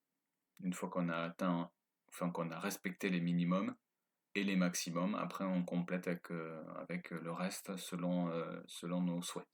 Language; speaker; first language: French; native; French